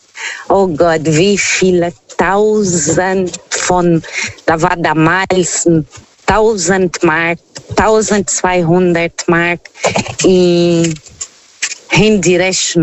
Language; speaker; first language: German; non-native, learner; Portuguese